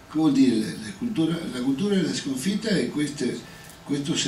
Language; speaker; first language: Italian; non-native, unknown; Spanish